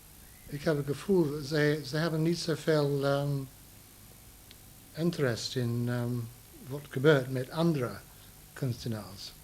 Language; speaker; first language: Dutch; non-native, learner; English